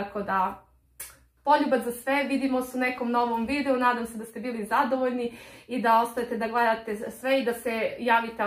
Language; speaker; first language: Serbian; native; Serbian